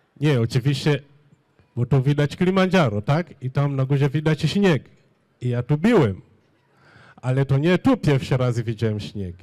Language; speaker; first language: Polish; non-native, fluent; Swahili